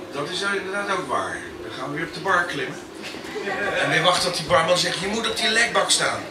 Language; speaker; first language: Dutch; native; Dutch